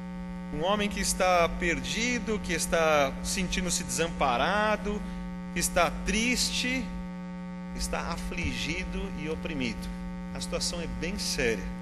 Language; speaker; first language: Portuguese; native; Portuguese